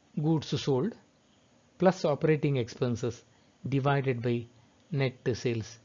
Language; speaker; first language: English; non-native, local second language; Kannada